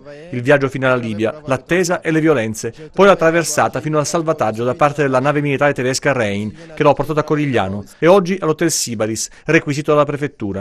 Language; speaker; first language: Italian; native; Italian